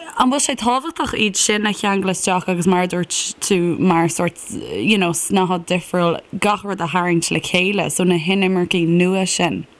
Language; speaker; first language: Irish; native; Irish